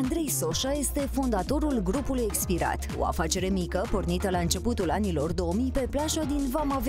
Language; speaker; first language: Romanian; native; Romanian